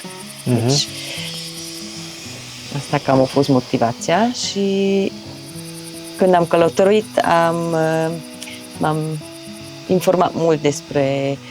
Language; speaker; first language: Romanian; non-native, fluent; German